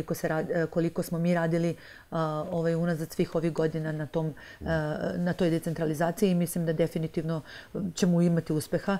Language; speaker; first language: Serbian; native; Serbian